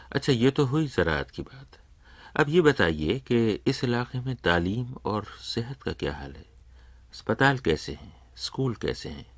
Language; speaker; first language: Urdu; native; Urdu